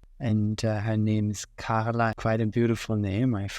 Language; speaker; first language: English; non-native, fluent; German